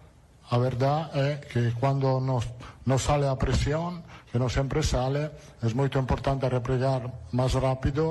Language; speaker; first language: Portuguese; non-native, learner; Italian